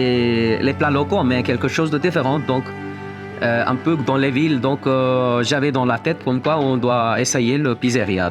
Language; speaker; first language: French; non-native, fluent; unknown